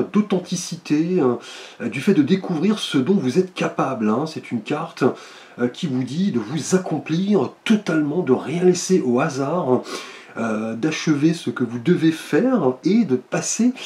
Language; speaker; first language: French; native; French